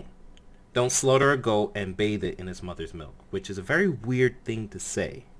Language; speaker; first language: English; native; English